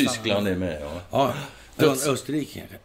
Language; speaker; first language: Swedish; native; Swedish